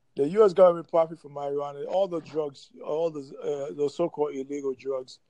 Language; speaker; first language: English; native; English